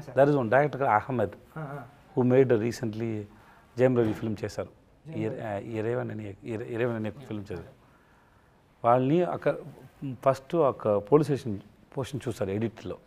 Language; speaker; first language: Telugu; non-native, learner; Tamil